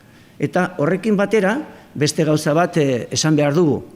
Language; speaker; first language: Basque; non-native, local second language; Spanish